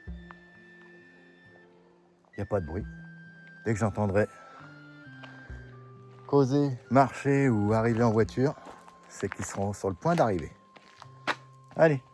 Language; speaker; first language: French; native; French